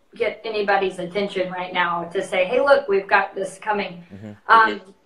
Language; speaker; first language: English; native; English